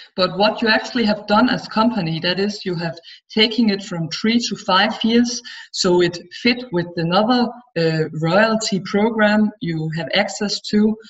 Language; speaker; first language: English; non-native, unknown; Danish